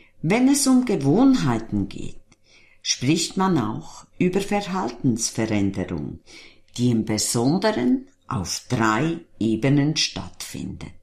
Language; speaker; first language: German; native; German